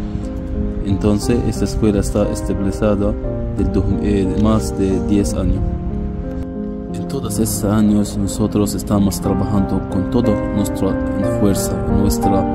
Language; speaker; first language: Spanish; non-native, fluent; Arabic